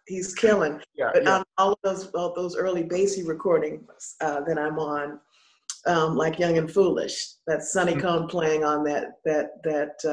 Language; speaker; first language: English; native; English